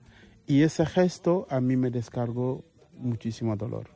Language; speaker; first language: Spanish; non-native, fluent; Wolof